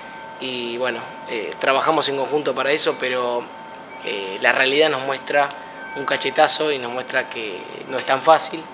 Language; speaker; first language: Spanish; native; Spanish